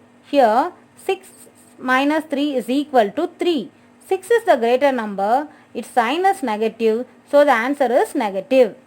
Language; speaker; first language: English; non-native, local second language; Tamil